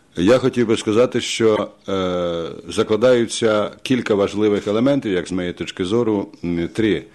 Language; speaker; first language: Ukrainian; native; Ukrainian